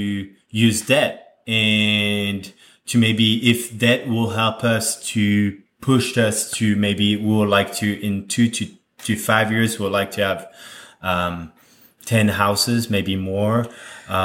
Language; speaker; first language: English; non-native, fluent; French